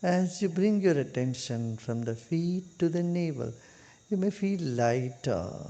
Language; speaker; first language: English; non-native, local second language; Kannada